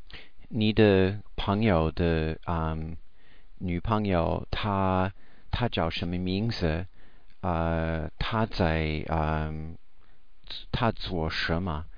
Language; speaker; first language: Chinese; non-native, learner; English